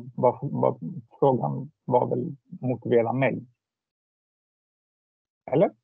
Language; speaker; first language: Swedish; native; Swedish